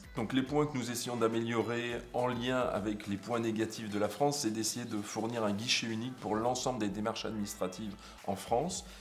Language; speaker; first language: French; non-native, fluent; English